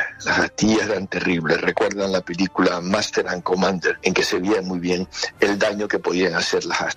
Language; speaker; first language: Spanish; native; Spanish